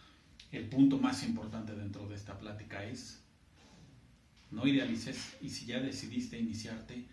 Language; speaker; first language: Spanish; native; Spanish